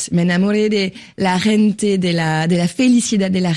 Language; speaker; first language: Spanish; non-native, fluent; French